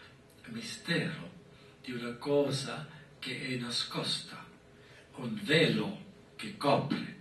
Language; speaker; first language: Italian; non-native, fluent; German